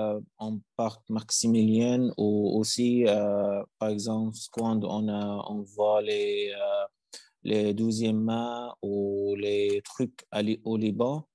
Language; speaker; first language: French; non-native, learner; Arabic